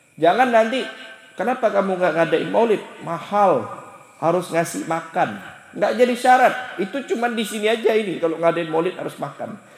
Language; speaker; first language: Indonesian; native; Indonesian